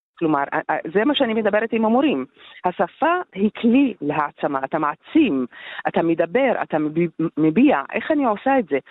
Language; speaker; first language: Hebrew; non-native, local second language; Arabic